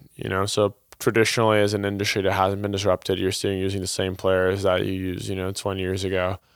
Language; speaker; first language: English; non-native, fluent; Portuguese